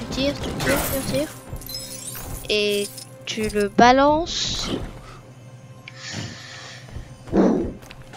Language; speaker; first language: French; native; French